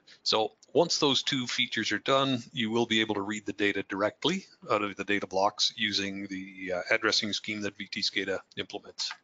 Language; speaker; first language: English; native; English